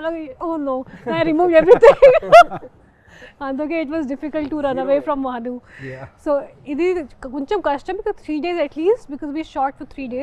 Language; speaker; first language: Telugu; non-native, fluent; Hindi